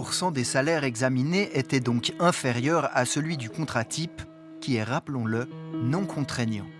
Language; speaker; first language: French; native; French